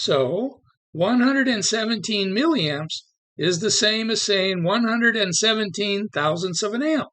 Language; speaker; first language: English; native; English